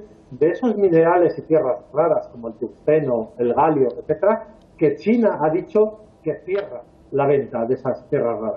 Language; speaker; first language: Spanish; native; Spanish